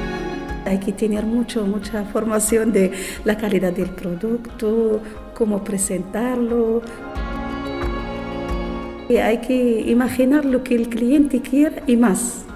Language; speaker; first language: Spanish; non-native, fluent; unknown